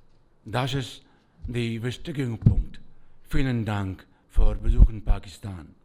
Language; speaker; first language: German; non-native, learner; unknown